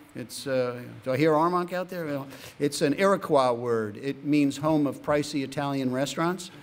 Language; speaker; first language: English; native; English